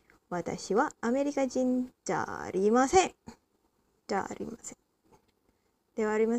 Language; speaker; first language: Japanese; non-native, learner; Malay